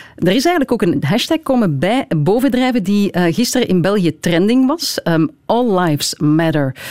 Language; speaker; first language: Dutch; native; Dutch